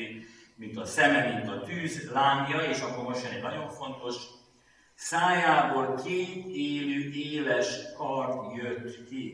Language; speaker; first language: Hungarian; native; Hungarian